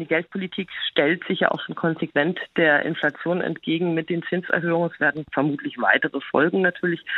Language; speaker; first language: German; native; German